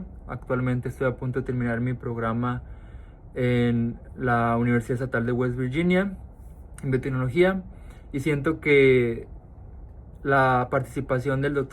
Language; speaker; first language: Spanish; native; Spanish